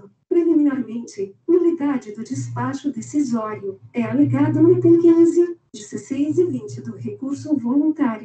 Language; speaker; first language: Portuguese; native; Portuguese